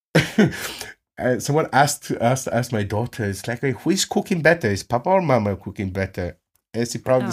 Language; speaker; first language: English; non-native, fluent; Greek